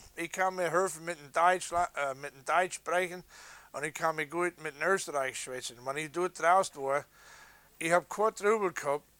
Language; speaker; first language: German; early bilingual, heritage; English